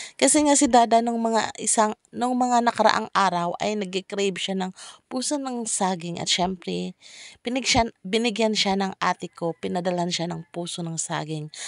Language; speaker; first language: Filipino; non-native, local second language; Cebuano